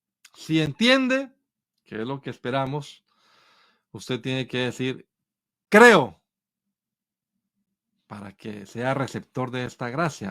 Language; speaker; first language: Spanish; native; Spanish